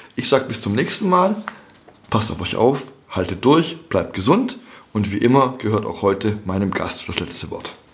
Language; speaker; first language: German; native; German